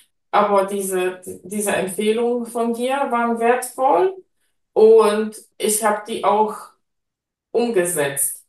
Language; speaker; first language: German; non-native, fluent; Polish